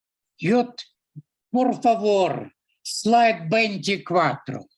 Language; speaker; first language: Spanish; non-native, learner; Russian